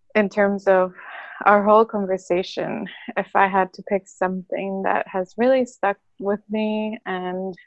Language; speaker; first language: English; non-native, fluent; Spanish